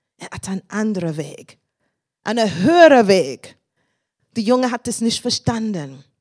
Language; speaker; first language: German; non-native, fluent; English